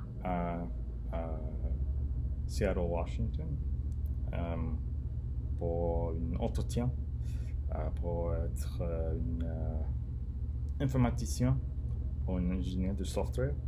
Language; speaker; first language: French; non-native, learner; English